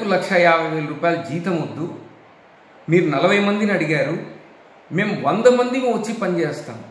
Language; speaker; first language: Telugu; native; Telugu